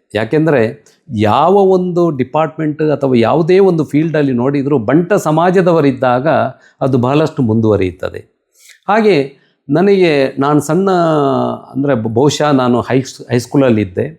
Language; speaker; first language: Kannada; non-native, local second language; Tulu